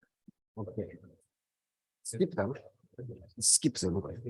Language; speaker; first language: English; non-native, learner; Japanese